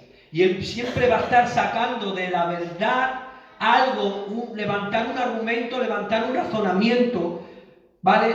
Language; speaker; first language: Spanish; native; Spanish